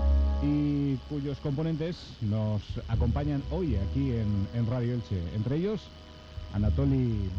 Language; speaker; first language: Spanish; native; Spanish